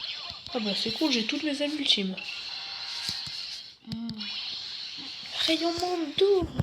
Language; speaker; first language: French; native; French